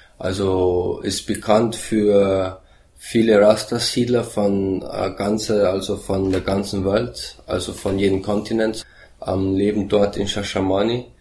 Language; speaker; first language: German; early bilingual, heritage; German